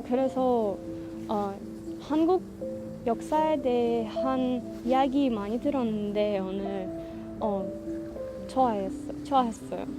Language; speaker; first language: Korean; non-native, learner; Russian